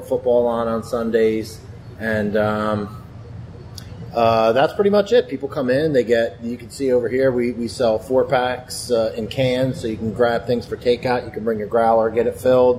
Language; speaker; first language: English; native; English